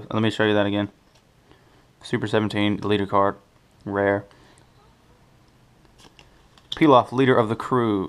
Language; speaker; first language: English; native; English